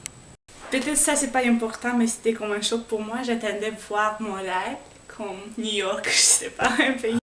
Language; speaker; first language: French; non-native, learner; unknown